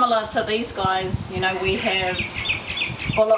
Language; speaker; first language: English; native; English